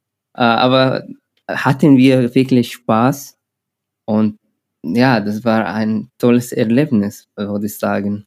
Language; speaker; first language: German; non-native, learner; Arabic